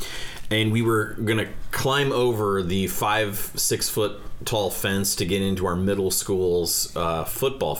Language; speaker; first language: English; native; English